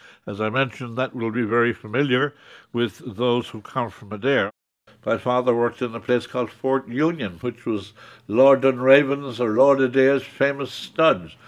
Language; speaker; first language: English; native; English